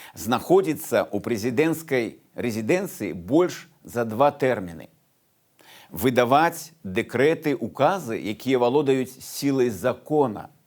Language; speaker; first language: Belarusian; non-native, local second language; Russian